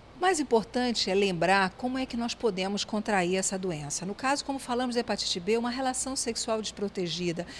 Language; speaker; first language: Portuguese; native; Portuguese